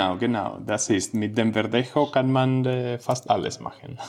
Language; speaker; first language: German; non-native, learner; Spanish